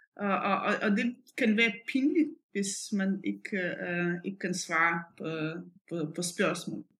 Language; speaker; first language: Danish; non-native, fluent; Russian